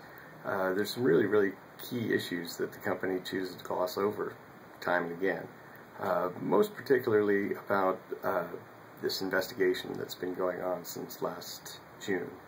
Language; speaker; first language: English; native; English